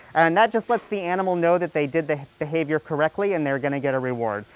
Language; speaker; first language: English; native; English